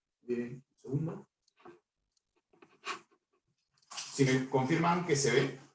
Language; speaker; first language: Spanish; native; Spanish